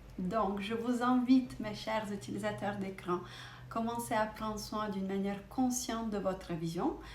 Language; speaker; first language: French; non-native, fluent; Russian